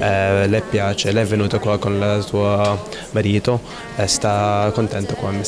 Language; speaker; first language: Italian; non-native, fluent; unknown